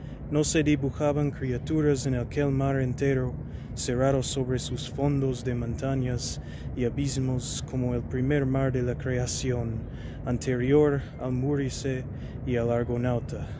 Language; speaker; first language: Spanish; non-native, fluent; English